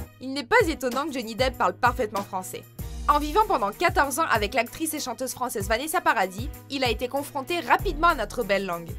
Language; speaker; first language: French; native; French